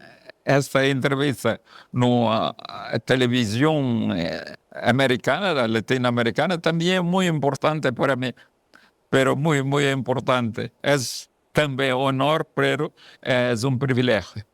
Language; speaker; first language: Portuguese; non-native, local second language; Kabuverdianu